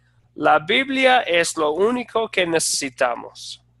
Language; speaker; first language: Spanish; non-native, fluent; English